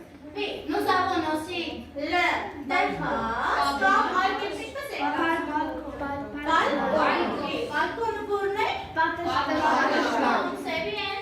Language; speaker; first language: French; non-native, fluent; Armenian